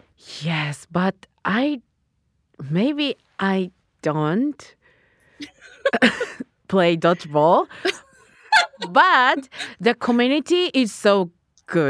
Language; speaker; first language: English; non-native, learner; Japanese